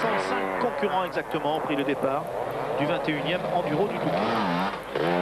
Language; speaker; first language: French; native; French